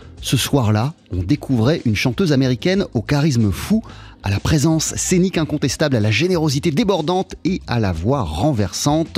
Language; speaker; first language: French; native; French